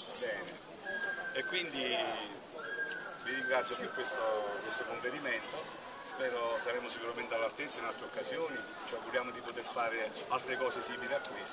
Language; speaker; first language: Italian; native; Italian